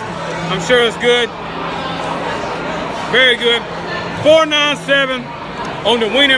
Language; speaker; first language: English; native; English